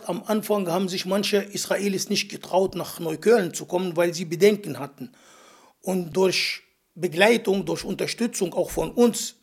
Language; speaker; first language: German; early bilingual, other home language; Arabic